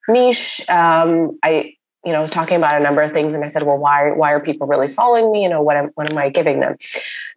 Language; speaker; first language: English; non-native, local second language; Urdu